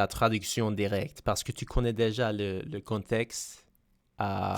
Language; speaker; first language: French; non-native, fluent; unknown